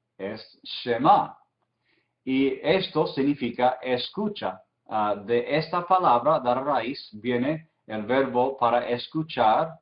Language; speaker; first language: Spanish; non-native, fluent; English